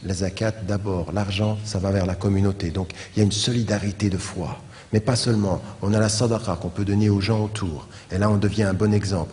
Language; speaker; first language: French; native; French